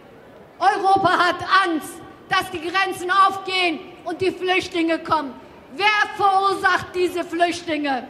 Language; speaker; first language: German; non-native, fluent; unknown